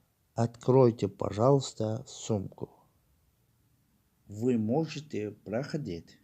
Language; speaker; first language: Russian; non-native, local second language; Tajik